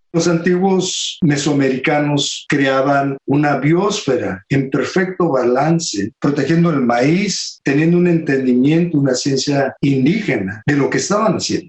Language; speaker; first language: Spanish; native; Spanish